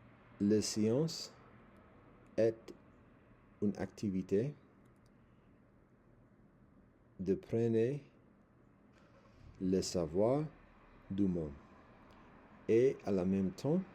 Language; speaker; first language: French; non-native, learner; English